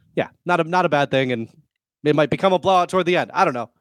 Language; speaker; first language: English; native; English